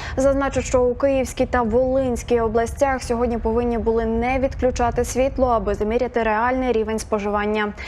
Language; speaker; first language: Ukrainian; native; Ukrainian